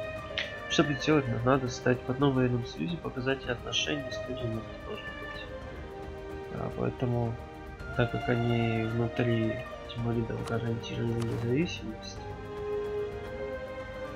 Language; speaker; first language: Russian; native; Russian